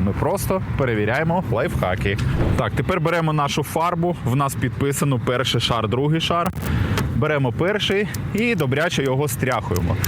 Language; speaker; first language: Ukrainian; native; Ukrainian